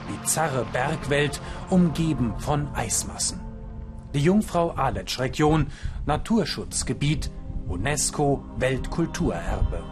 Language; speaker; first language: German; native; German